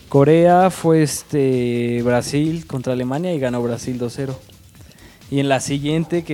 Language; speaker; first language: Spanish; native; Spanish